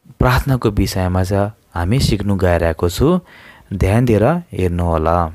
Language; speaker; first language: Nepali; non-native, local second language; Tibetan